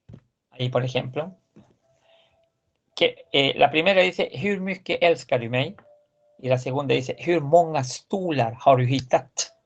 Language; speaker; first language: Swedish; non-native, fluent; Spanish